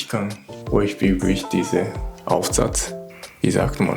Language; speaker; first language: German; non-native, learner; Japanese